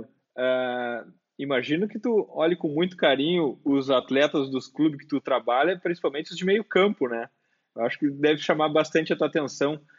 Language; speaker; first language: Portuguese; native; Portuguese